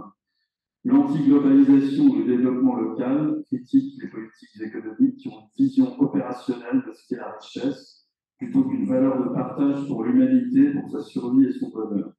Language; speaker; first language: French; native; French